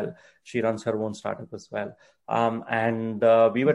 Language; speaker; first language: English; non-native, local second language; Tamil